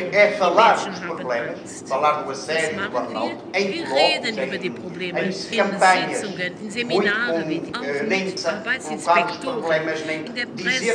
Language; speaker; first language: German; non-native, fluent; Portuguese